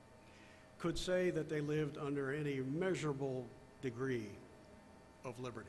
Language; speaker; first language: English; native; English